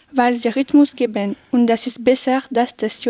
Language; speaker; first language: German; non-native, learner; French